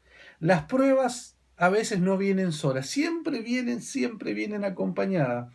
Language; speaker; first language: Spanish; native; Spanish